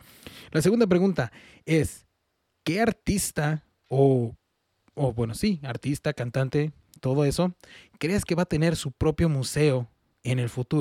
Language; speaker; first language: Spanish; early bilingual, heritage; Spanish